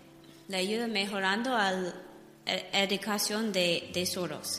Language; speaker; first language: Spanish; non-native, learner; English